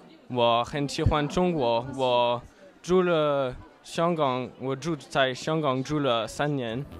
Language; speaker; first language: Chinese; non-native, learner; French